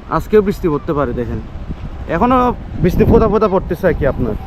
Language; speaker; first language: Bangla; native; Bangla